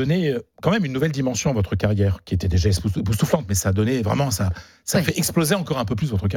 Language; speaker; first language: French; native; French